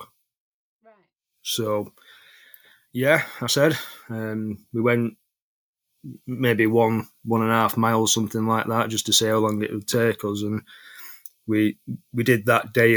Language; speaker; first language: English; native; English